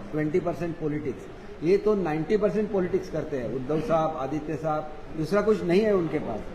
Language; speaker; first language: Hindi; non-native, local second language; Marathi